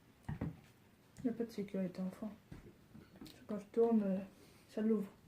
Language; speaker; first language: French; native; French